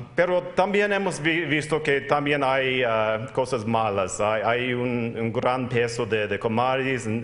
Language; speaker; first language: Spanish; non-native, fluent; English